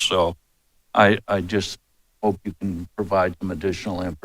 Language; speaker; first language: English; native; English